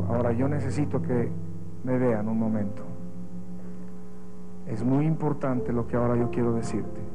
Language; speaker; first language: Spanish; native; Spanish